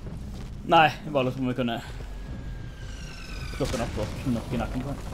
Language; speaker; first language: Norwegian; native; Norwegian